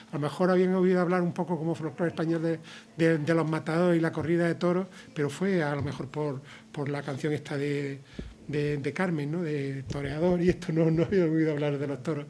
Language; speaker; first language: Spanish; native; Spanish